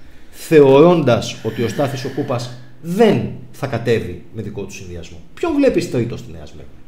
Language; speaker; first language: Greek; native; Greek